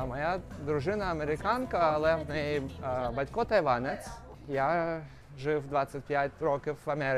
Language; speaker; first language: Ukrainian; non-native, local second language; Russian